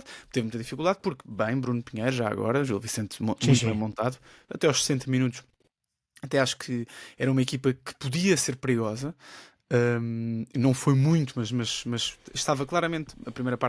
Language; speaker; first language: Portuguese; native; Portuguese